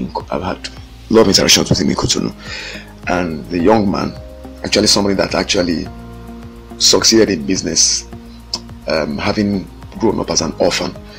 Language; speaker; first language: English; non-native, local second language; Yoruba